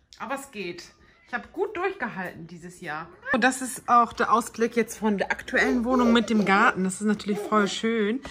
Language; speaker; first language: German; early bilingual, other home language; Turkish